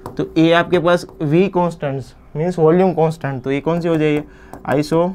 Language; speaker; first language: Hindi; non-native, local second language; Gujarati